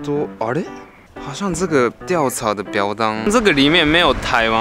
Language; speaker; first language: Chinese; early bilingual, heritage; Japanese